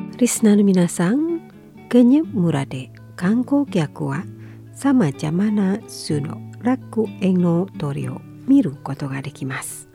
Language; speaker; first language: Japanese; non-native, fluent; Indonesian